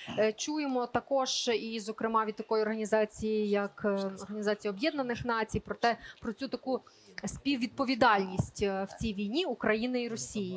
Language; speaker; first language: Ukrainian; native; Ukrainian